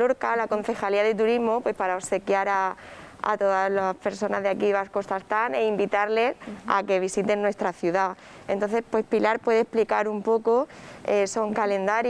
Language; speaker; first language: Spanish; native; Spanish